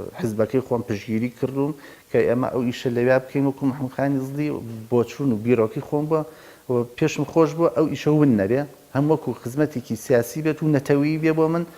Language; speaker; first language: Central Kurdish; non-native, local second language; Gurani